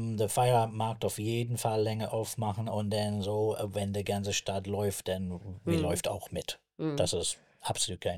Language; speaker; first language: German; non-native, learner; English